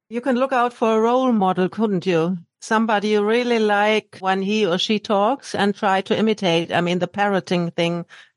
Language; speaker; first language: English; non-native, fluent; German